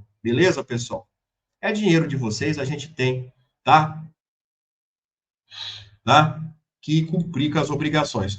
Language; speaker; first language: Portuguese; native; Portuguese